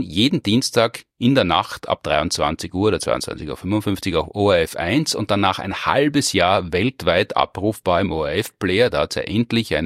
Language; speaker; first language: German; native; German